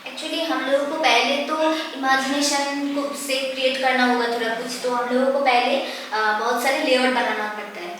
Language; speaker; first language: Hindi; non-native, local second language; Bangla